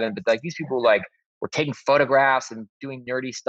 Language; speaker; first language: English; native; English